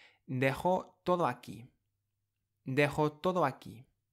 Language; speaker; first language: Spanish; non-native, fluent; English